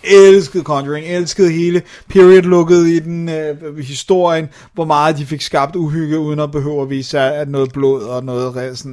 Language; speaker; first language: Danish; native; Danish